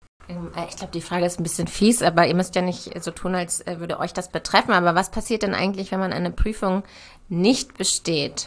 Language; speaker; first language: German; native; German